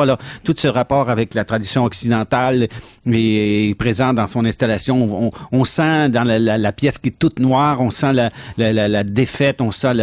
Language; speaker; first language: French; native; French